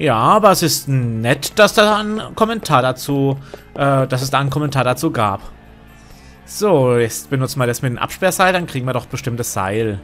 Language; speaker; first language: German; native; German